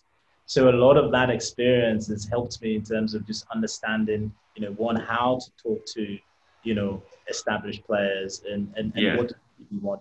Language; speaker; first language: English; native; English